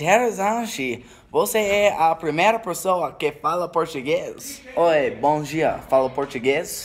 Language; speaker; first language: Portuguese; non-native, learner; English